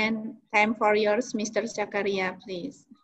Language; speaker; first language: English; non-native, learner; Indonesian